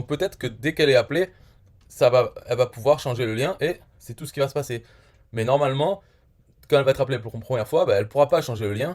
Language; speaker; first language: French; native; French